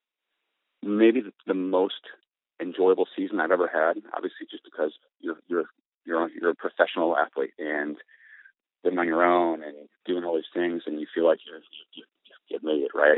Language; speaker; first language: English; native; English